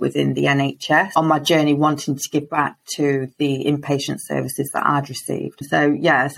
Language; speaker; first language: English; native; English